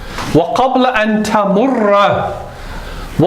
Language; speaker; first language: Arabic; non-native, fluent; English